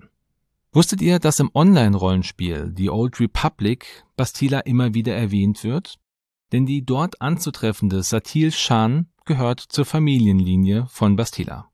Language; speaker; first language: German; native; German